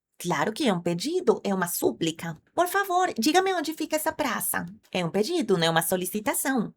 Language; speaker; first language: Portuguese; non-native, fluent; Spanish